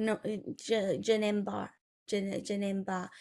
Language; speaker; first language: French; non-native, learner; Vietnamese